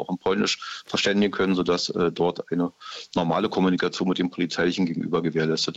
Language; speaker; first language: German; native; German